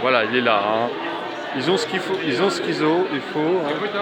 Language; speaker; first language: French; native; French